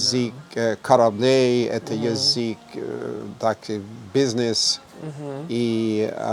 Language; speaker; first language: Russian; non-native, fluent; English